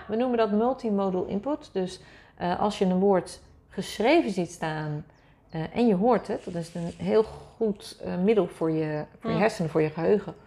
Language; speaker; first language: Dutch; native; Dutch